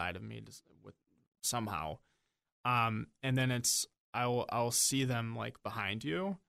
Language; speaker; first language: English; native; English